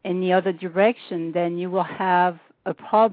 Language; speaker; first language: English; non-native, fluent; French